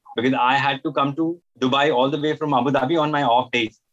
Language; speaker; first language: English; non-native, local second language; Hindi